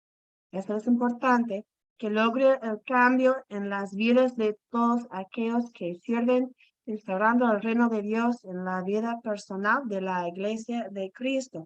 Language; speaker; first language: Spanish; non-native, fluent; English